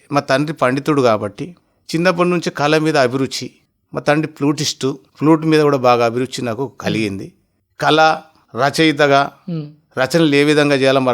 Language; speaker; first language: Telugu; native; Telugu